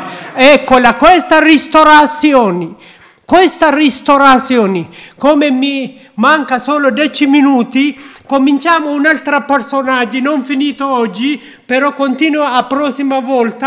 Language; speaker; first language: Italian; non-native, learner; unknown